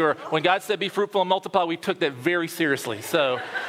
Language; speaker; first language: English; native; English